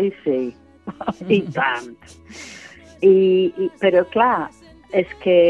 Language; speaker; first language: Catalan; non-native, fluent; English